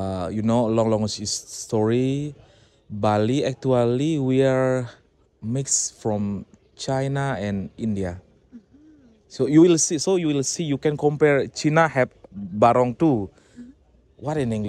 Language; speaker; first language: English; non-native, learner; Balinese